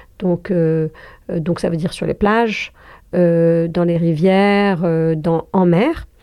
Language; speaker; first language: French; non-native, local second language; Arabic